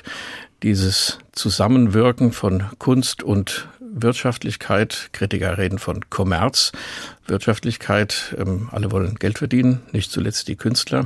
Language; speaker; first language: German; native; German